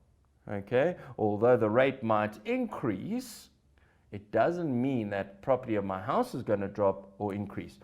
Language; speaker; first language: English; native; English